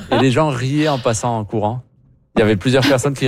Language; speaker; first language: French; native; French